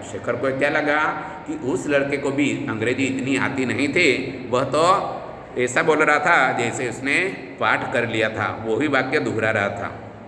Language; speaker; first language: Hindi; non-native, local second language; Gujarati